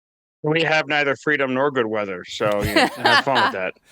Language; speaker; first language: English; native; English